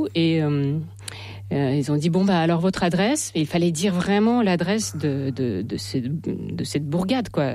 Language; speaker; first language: French; non-native, fluent; Russian